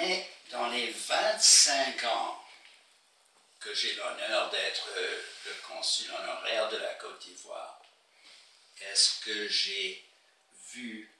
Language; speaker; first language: French; non-native, fluent; English